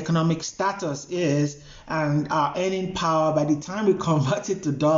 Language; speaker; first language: English; non-native, local second language; Yoruba